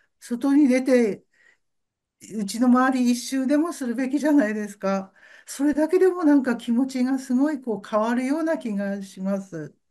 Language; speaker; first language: Japanese; native; Japanese